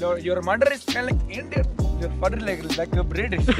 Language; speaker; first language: English; non-native, learner; Indonesian